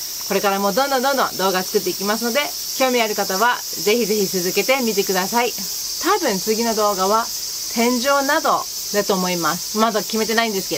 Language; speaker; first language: Japanese; early bilingual, heritage; Japanese